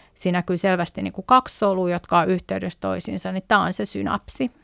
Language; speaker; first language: Finnish; native; Finnish